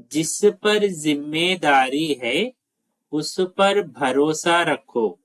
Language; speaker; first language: Hindi; non-native, local second language; Telugu